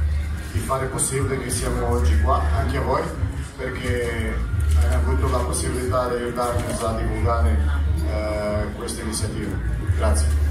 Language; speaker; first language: Italian; non-native, fluent; Portuguese